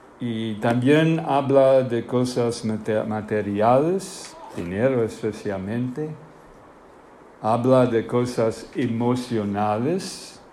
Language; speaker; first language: Spanish; non-native, fluent; English